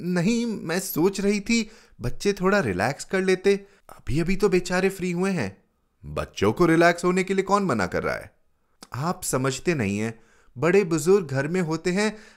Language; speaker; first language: Hindi; native; Hindi